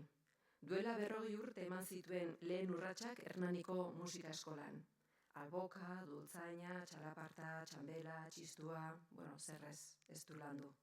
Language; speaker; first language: Basque; native; Basque